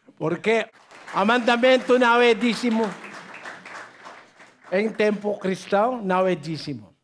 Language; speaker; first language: Portuguese; non-native, learner; Filipino